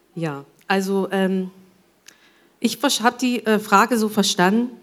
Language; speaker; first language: German; non-native, fluent; English